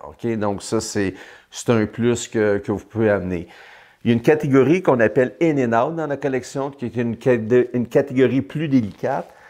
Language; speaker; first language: French; native; French